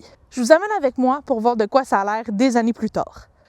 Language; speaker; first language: French; native; French